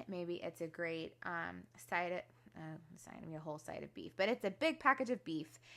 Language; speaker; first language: English; native; English